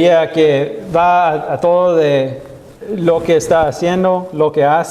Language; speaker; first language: Spanish; non-native, learner; English